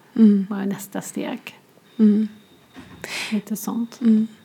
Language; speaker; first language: Swedish; non-native, fluent; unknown